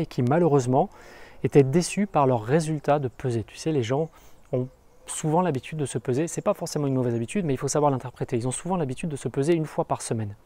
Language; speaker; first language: French; native; French